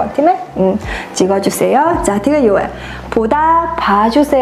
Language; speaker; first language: Korean; non-native, fluent; Mongolian